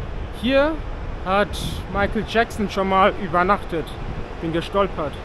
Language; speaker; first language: German; non-native, fluent; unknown